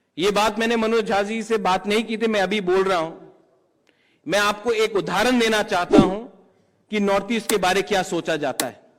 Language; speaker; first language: Hindi; non-native, local second language; Kok Borok